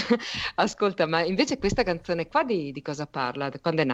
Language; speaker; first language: Italian; native; Italian